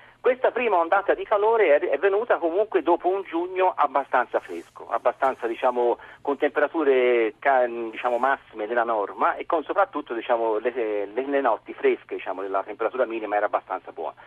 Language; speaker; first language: Italian; native; Italian